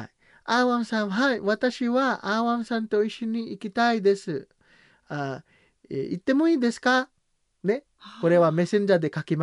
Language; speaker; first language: Japanese; non-native, learner; Samoan